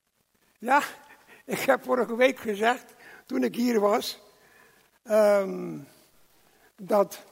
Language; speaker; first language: Dutch; non-native, local second language; English